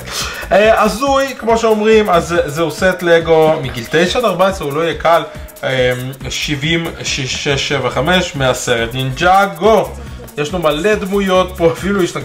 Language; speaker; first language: Hebrew; native; Hebrew